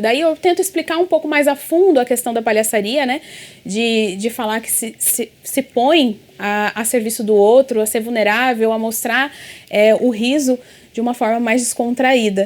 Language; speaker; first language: Portuguese; native; Portuguese